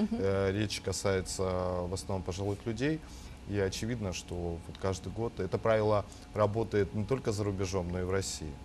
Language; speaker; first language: Russian; native; Russian